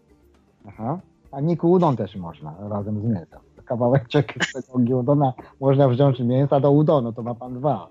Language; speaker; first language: Polish; non-native, fluent; Japanese